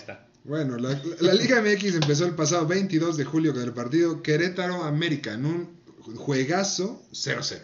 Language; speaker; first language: Spanish; native; Spanish